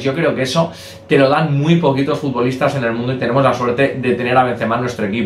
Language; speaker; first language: Spanish; native; Spanish